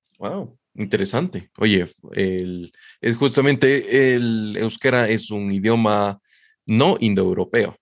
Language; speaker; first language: Spanish; native; Spanish